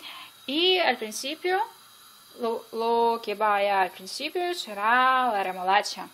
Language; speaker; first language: Spanish; non-native, fluent; Ukrainian